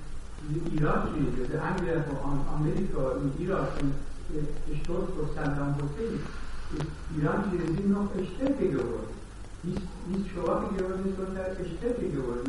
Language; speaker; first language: German; non-native, learner; Persian